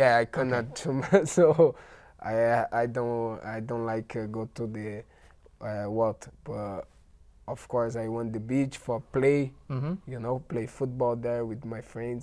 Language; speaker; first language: English; non-native, learner; Portuguese